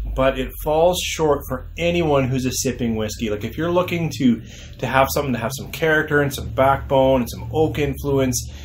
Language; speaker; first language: English; native; English